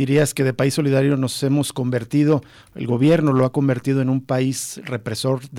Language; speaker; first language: Spanish; native; Spanish